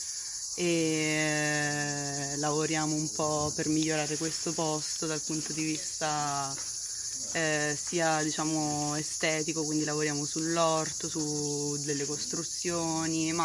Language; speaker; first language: Italian; native; Italian